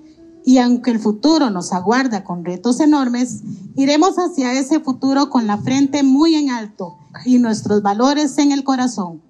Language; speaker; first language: Spanish; native; Spanish